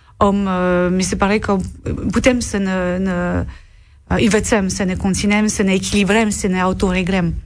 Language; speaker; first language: Romanian; non-native, learner; French